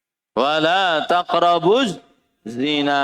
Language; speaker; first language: Arabic; non-native, fluent; Indonesian